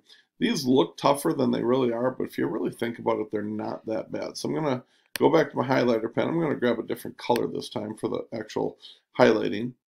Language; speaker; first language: English; native; English